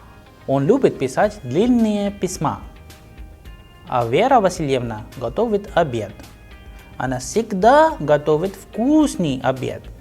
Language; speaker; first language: Russian; non-native, fluent; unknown